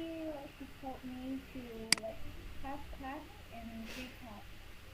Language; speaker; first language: English; non-native, learner; Vietnamese